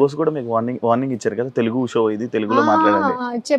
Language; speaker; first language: Telugu; native; Telugu